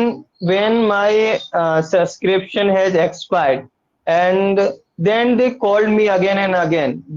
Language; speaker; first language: English; non-native, learner; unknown